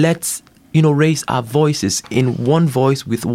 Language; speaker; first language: English; non-native, local second language; Ibibio